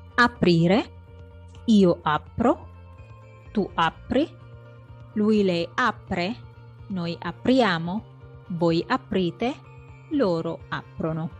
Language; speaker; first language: Italian; non-native, fluent; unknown